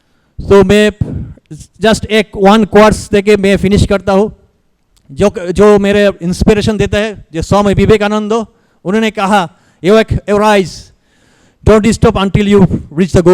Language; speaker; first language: Hindi; non-native, learner; Bangla